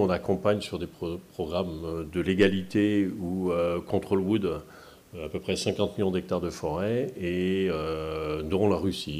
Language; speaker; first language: French; native; French